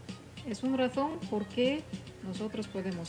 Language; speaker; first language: Spanish; non-native, fluent; Russian